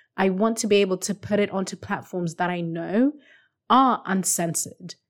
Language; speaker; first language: English; non-native, local second language; Shona